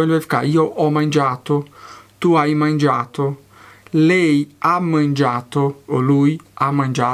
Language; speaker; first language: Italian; non-native, fluent; Portuguese